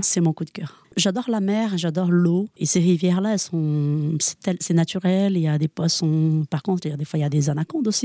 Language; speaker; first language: French; non-native, fluent; Portuguese